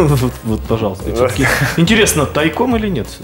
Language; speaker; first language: Russian; native; Russian